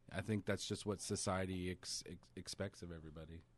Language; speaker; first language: English; native; English